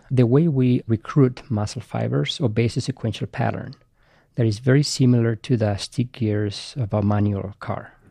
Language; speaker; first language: English; non-native, fluent; Spanish